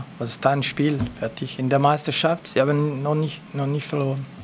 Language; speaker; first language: German; non-native, local second language; French